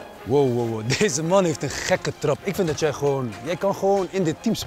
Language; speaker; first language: Dutch; native; Dutch